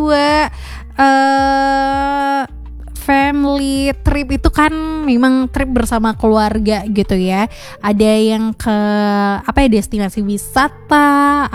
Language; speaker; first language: Indonesian; native; Indonesian